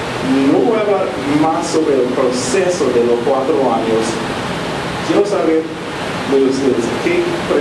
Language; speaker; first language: Spanish; non-native, fluent; English